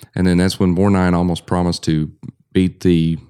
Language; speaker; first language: English; native; English